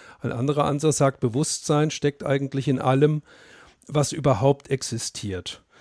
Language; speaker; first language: German; native; German